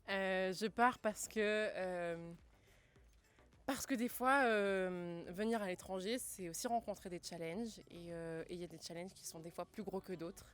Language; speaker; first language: French; native; French